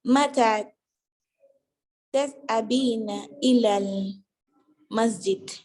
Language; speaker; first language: Arabic; non-native, learner; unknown